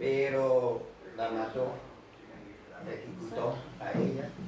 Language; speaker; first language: Spanish; non-native, fluent; English